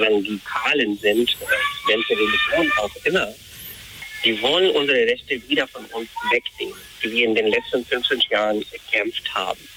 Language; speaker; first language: German; non-native, fluent; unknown